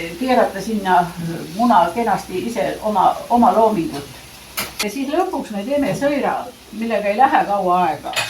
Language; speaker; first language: Estonian; native; Estonian